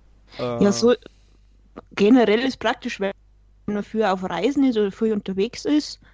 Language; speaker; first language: German; native; German